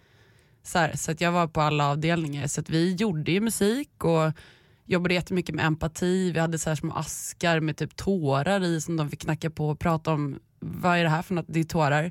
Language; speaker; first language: Swedish; native; Swedish